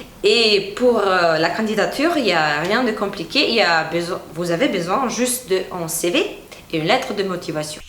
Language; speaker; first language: French; non-native, fluent; Romanian